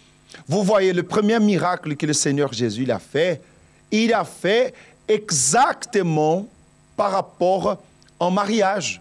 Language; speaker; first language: French; non-native, fluent; Portuguese